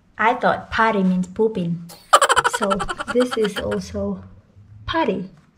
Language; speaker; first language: English; non-native, local second language; Cebuano